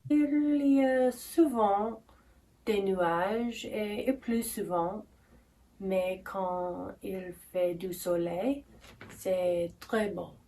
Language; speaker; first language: French; non-native, learner; English